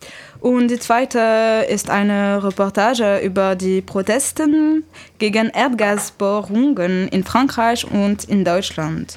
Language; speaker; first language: German; non-native, learner; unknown